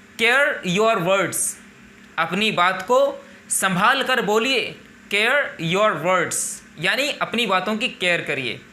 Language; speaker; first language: Urdu; native; Urdu